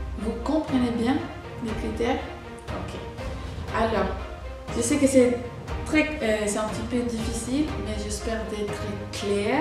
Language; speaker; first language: French; non-native, fluent; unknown